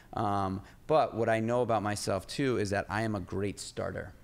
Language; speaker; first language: English; native; English